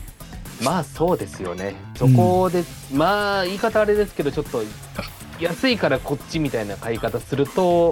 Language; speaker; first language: Japanese; native; Japanese